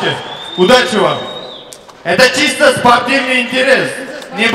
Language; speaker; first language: Russian; native; Russian